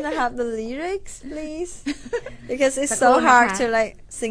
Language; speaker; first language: English; non-native, fluent; Vietnamese